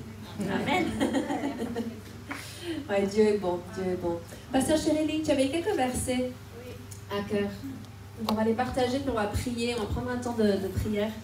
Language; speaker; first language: French; native; French